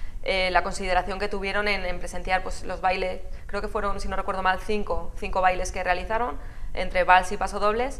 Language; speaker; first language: Spanish; native; Spanish